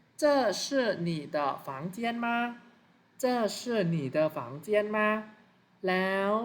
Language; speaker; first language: Chinese; non-native, fluent; Thai